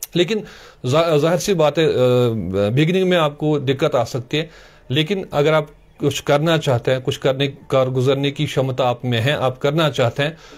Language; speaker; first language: Hindi; non-native, local second language; Kashmiri